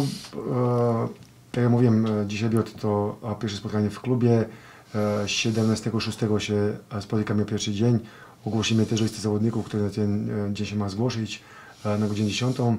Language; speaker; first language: Polish; non-native, fluent; Serbian